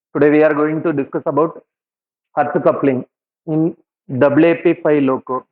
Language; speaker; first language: English; non-native, local second language; Tamil